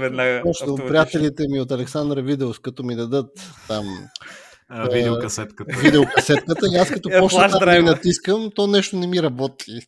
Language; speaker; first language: Bulgarian; native; Bulgarian